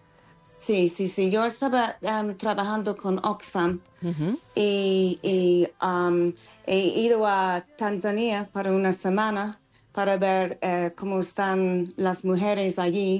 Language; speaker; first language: Spanish; non-native, fluent; English